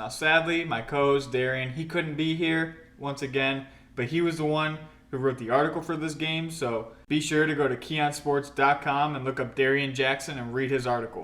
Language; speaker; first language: English; native; English